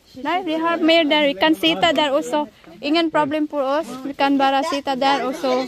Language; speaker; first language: Swedish; non-native, learner; Cebuano